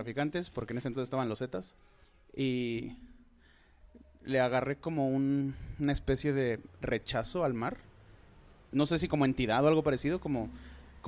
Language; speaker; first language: Spanish; native; Spanish